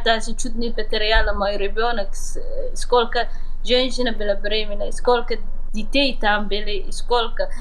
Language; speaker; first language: Russian; non-native, learner; Somali